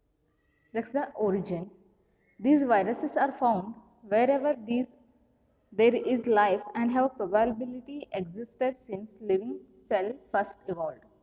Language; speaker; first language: English; non-native, local second language; Kannada